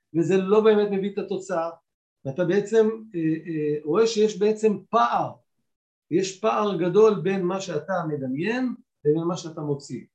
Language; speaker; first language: Hebrew; native; Hebrew